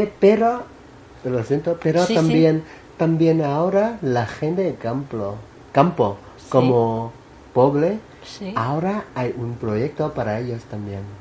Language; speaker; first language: Spanish; non-native, learner; Thai